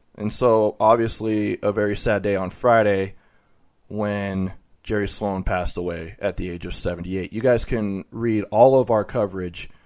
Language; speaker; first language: English; native; English